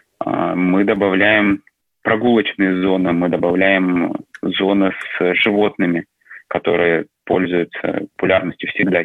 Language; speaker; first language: Russian; native; Russian